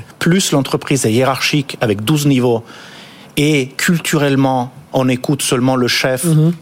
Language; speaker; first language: French; non-native, fluent; Italian